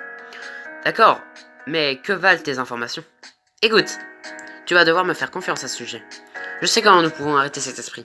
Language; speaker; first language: French; native; French